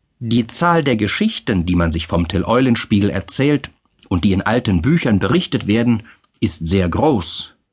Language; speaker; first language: German; native; German